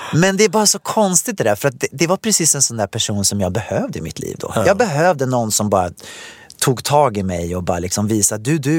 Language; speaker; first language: Swedish; native; Swedish